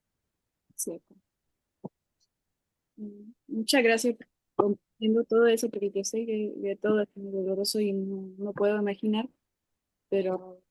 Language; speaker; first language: Spanish; non-native, learner; English